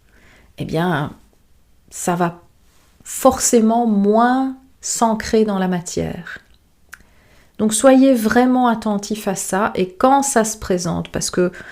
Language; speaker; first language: French; native; French